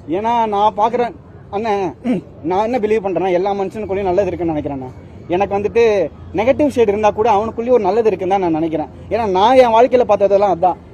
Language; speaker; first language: Tamil; native; Tamil